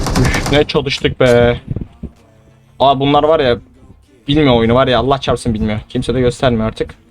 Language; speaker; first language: Turkish; native; Turkish